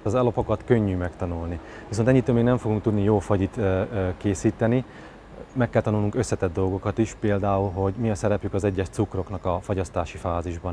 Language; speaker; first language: Hungarian; native; Hungarian